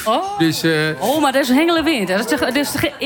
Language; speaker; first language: Dutch; native; Dutch